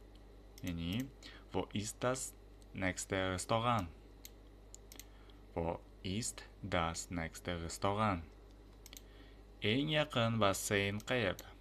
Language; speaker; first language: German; non-native, fluent; Uzbek